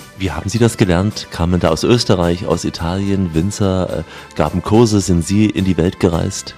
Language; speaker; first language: German; native; German